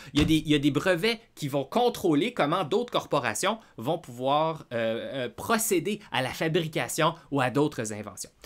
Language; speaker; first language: French; native; French